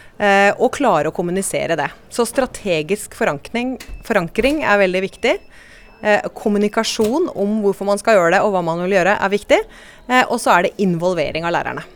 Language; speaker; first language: Norwegian; native; Norwegian